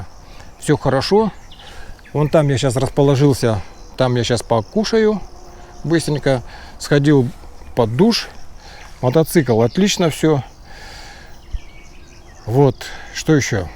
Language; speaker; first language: Russian; native; Russian